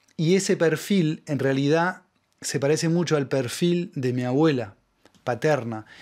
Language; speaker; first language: Spanish; native; Spanish